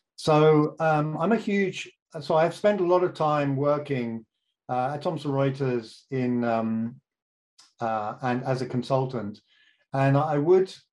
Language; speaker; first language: English; native; English